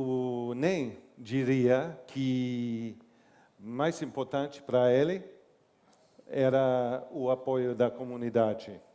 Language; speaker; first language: Portuguese; non-native, learner; English